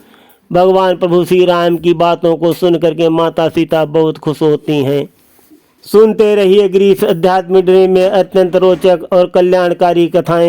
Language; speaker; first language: Hindi; native; Hindi